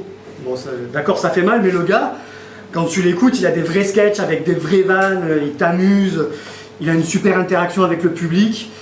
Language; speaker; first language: French; native; French